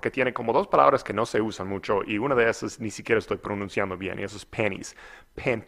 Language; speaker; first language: Spanish; non-native, fluent; English